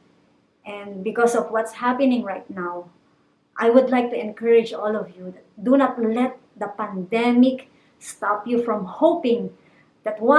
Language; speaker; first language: English; non-native, local second language; Filipino